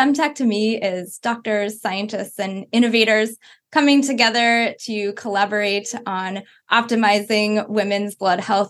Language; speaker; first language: English; native; English